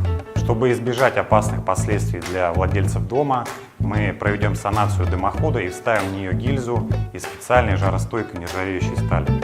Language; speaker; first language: Russian; native; Russian